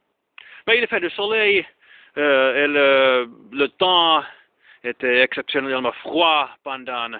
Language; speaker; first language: French; non-native, learner; Finnish